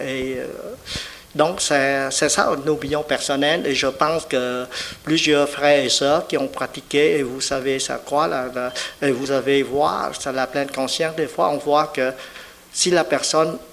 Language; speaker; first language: French; non-native, fluent; Vietnamese